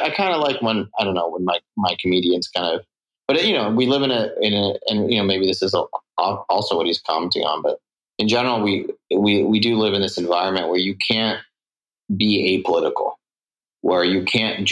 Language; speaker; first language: English; native; English